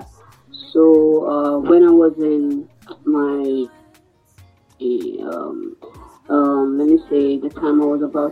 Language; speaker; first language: English; non-native, local second language; Krio